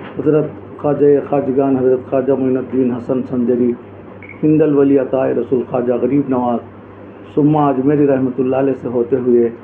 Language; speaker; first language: Urdu; native; Urdu